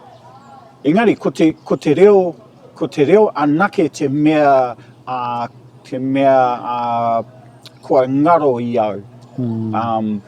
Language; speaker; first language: Māori; non-native, local second language; English